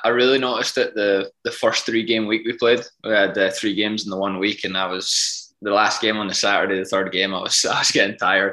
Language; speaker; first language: English; native; English